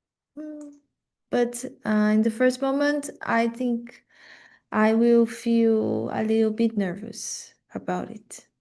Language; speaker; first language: English; non-native, learner; Portuguese